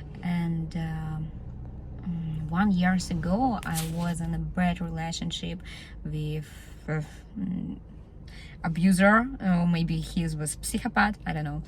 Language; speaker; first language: English; non-native, learner; Russian